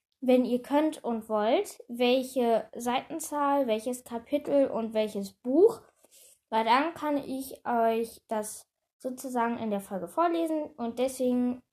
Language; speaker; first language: German; native; German